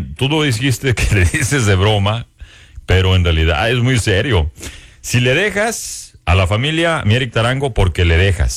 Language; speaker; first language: Spanish; native; Spanish